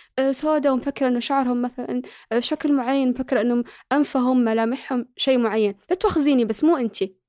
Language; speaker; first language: Arabic; early bilingual, other home language; Somali